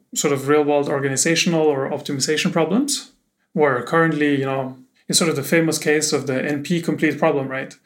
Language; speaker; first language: English; non-native, fluent; German